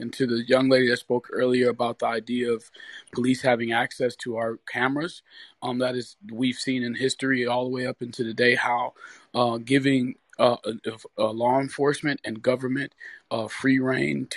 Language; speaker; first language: English; native; English